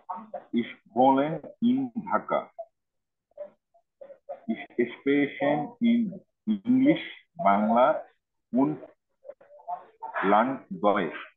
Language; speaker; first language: German; non-native, learner; Bangla